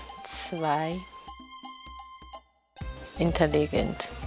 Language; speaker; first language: German; non-native, learner; Chinese